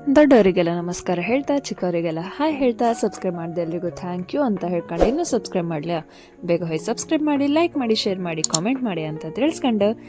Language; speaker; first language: Kannada; non-native, local second language; Konkani